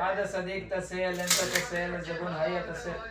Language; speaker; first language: Arabic; non-native, learner; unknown